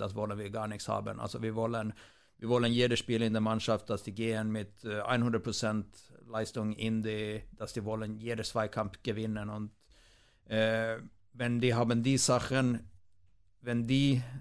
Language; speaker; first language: German; non-native, fluent; Swedish